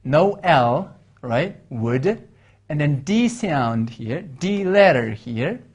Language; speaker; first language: English; non-native, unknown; Mongolian